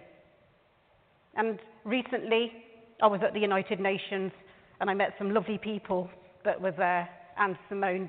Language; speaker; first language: English; native; English